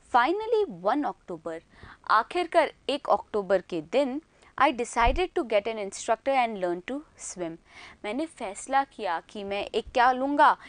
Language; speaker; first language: Hindi; native; Hindi